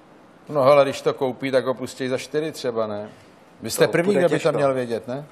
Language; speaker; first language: Czech; native; Czech